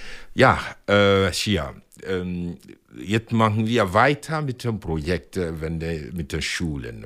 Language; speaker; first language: German; non-native, fluent; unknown